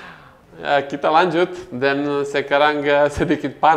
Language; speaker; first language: Indonesian; non-native, learner; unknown